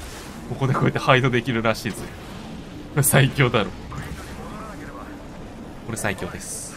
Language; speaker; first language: Japanese; native; Japanese